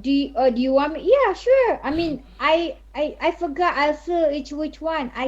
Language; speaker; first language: English; early bilingual, other home language; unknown